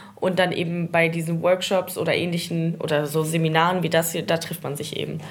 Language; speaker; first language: German; early bilingual, heritage; Danish